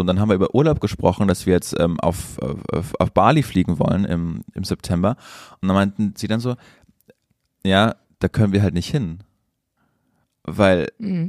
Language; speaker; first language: German; native; German